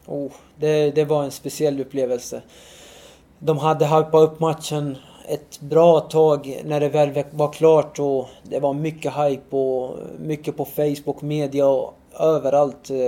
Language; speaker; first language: Swedish; early bilingual, other home language; Arabic